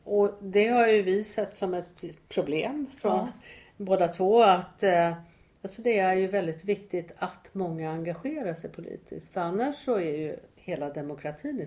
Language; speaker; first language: Swedish; native; Swedish